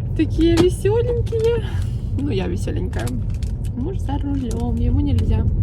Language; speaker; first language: Russian; native; Russian